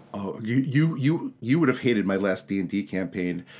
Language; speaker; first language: English; native; English